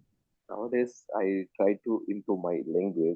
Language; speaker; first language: English; non-native, learner; Tamil